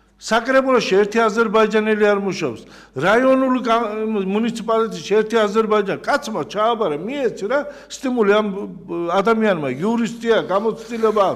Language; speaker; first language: Georgian; non-native, local second language; Azerbaijani